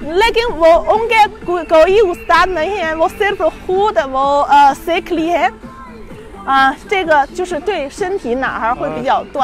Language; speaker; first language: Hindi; non-native, fluent; Chinese